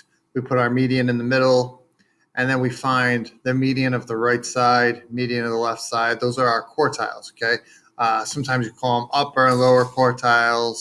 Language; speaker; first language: English; native; English